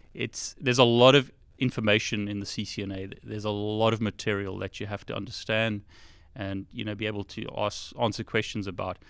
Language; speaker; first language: English; native; English